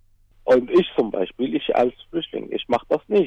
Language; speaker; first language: German; non-native, learner; Arabic